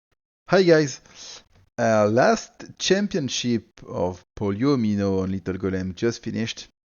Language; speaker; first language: English; non-native, fluent; French